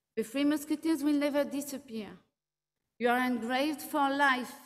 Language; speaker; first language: English; non-native, fluent; French